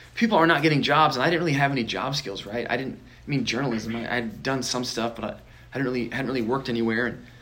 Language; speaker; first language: English; native; English